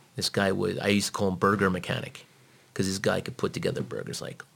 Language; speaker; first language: English; native; English